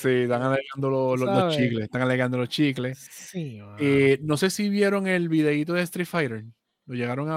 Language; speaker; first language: Spanish; native; Spanish